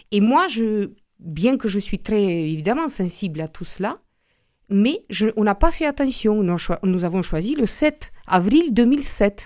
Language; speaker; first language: French; non-native, fluent; Romanian